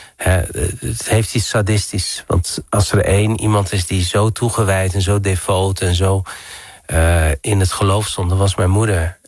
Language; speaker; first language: Dutch; early bilingual, other home language; Riffian